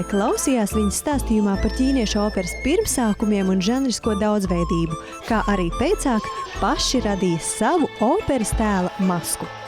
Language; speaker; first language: Latvian; native; Latvian